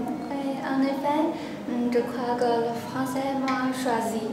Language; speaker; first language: French; non-native, learner; Chinese